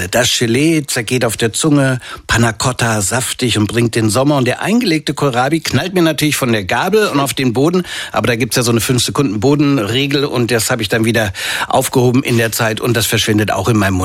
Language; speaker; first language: German; native; German